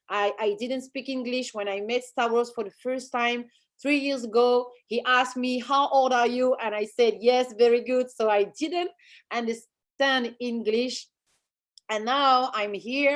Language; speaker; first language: English; non-native, fluent; French